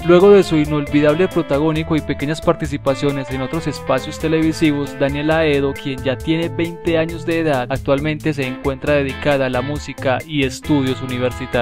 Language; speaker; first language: Spanish; native; Spanish